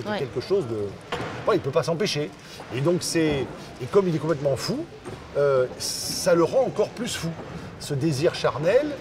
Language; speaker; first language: French; native; French